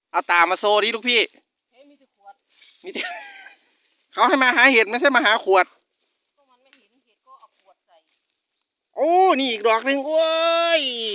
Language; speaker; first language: Thai; native; Thai